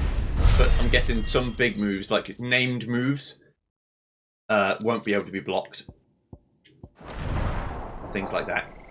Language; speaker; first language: English; native; English